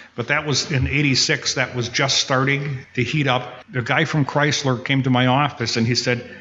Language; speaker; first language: English; native; English